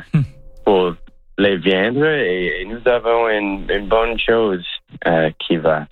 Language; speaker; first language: French; non-native, local second language; English